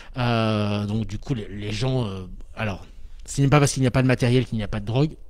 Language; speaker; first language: French; native; French